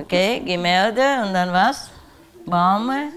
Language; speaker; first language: German; non-native, learner; Vietnamese